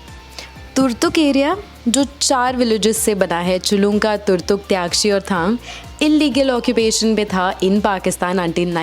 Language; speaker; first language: Hindi; native; Hindi